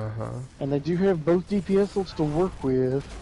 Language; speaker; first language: English; native; English